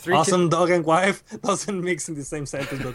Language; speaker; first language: English; non-native, fluent; Spanish